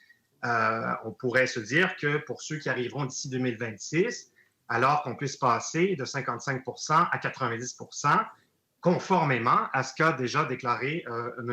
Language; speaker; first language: French; native; French